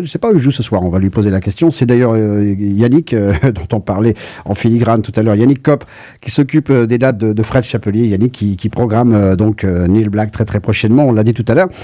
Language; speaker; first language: French; native; French